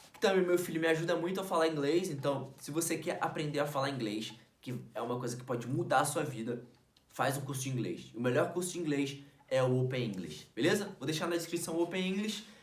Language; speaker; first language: Portuguese; native; Portuguese